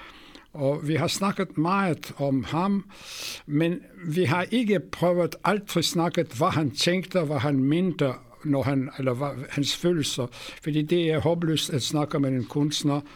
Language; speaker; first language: Swedish; non-native, fluent; Polish